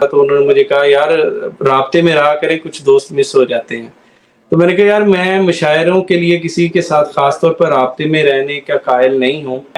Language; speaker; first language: Urdu; non-native, local second language; Punjabi